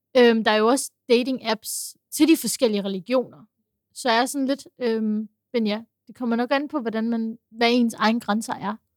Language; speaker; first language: Danish; early bilingual, other home language; Urdu